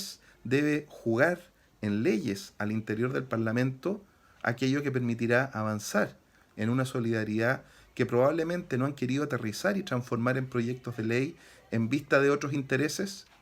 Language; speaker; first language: Spanish; native; Spanish